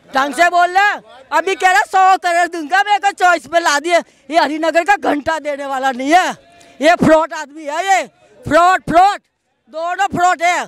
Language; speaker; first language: Hindi; non-native, local second language; Gujarati